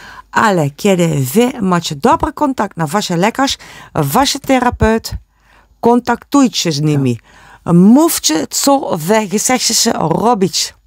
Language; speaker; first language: Polish; non-native, learner; Dutch